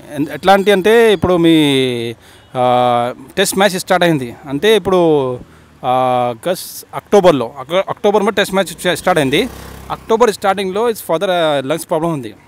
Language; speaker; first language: Telugu; non-native, local second language; Urdu